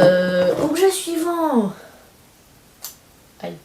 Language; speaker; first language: French; native; French